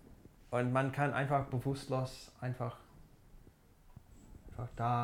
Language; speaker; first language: German; non-native, fluent; English